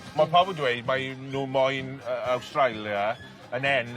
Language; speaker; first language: Welsh; non-native, learner; English